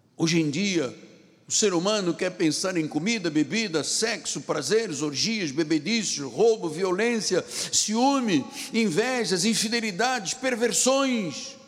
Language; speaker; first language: Portuguese; non-native, local second language; Tsonga